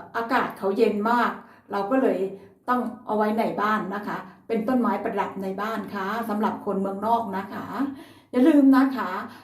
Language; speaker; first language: Thai; native; Thai